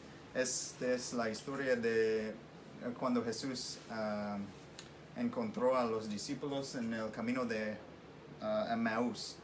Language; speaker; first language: Spanish; non-native, fluent; English